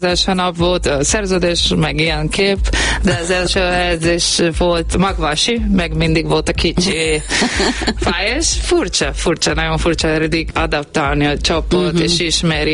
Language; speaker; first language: Hungarian; non-native, learner; Portuguese